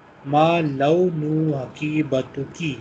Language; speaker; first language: Arabic; non-native, fluent; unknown